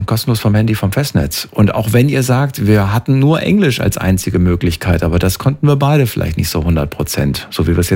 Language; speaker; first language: German; native; German